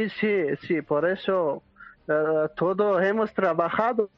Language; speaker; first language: Spanish; non-native, learner; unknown